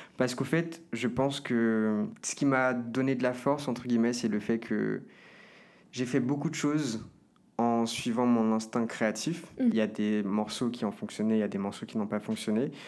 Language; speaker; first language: French; non-native, fluent; Portuguese